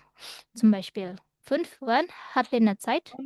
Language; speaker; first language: German; non-native, fluent; Indonesian